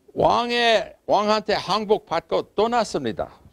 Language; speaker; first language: Korean; non-native, fluent; English